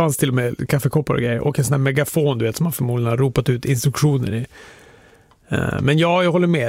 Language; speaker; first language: Swedish; native; Swedish